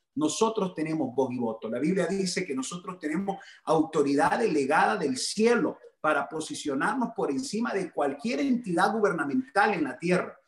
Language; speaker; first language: Spanish; native; Spanish